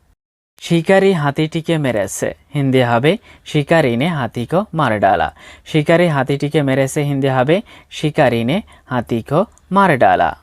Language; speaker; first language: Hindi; non-native, fluent; Bangla